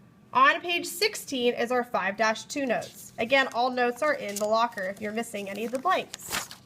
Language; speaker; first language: English; native; English